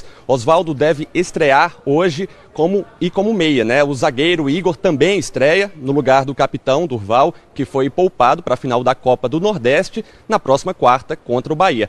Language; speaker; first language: Portuguese; native; Portuguese